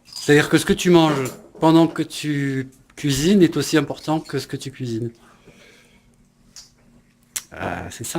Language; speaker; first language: French; native; French